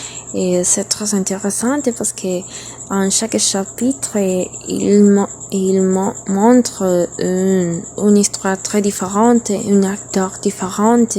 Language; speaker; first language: French; non-native, learner; Spanish